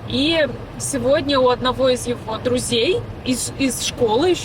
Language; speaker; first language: Russian; native; Russian